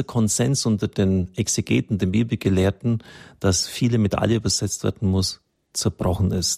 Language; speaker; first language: German; native; German